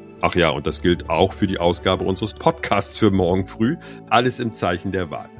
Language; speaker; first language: German; native; German